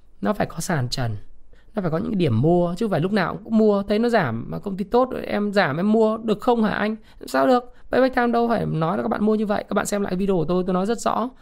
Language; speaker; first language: Vietnamese; native; Vietnamese